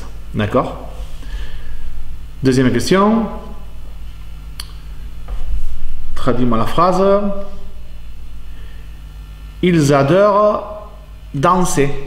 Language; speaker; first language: French; non-native, fluent; Spanish